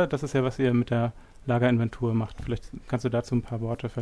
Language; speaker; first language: German; native; German